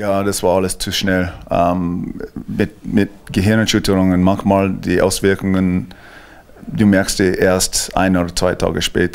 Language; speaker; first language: German; non-native, fluent; English